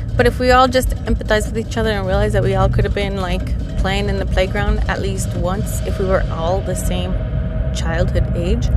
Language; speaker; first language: English; early bilingual, other home language; Spanish